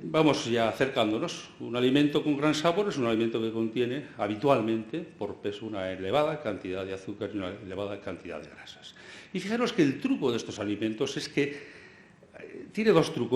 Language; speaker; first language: Spanish; native; Spanish